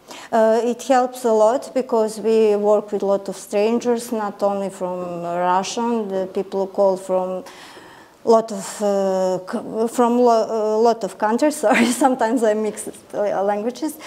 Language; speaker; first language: English; non-native, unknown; Serbian